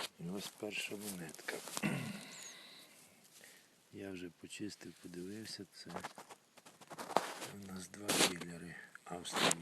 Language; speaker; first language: Ukrainian; native; Ukrainian